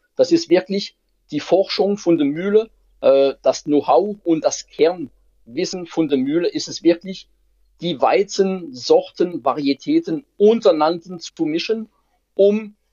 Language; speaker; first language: German; non-native, fluent; French